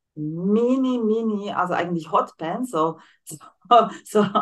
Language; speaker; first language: German; non-native, fluent; Slovak